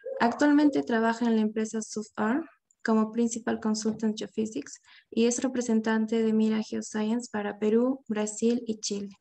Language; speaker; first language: Spanish; native; Spanish